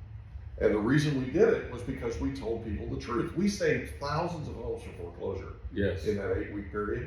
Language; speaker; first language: English; native; English